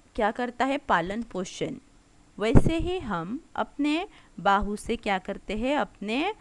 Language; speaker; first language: Hindi; non-native, local second language; Marathi